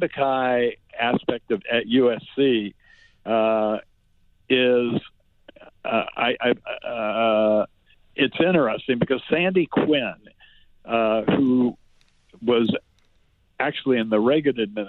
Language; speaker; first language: English; native; English